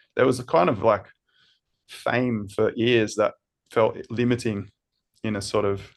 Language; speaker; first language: English; native; English